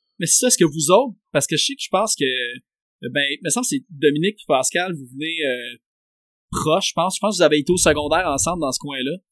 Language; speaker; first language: French; native; French